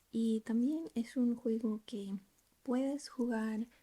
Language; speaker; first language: Spanish; non-native, learner; English